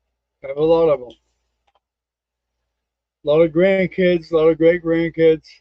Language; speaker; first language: English; native; English